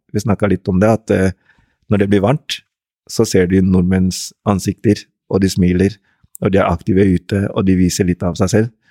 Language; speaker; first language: Norwegian; early bilingual, other home language; Rundi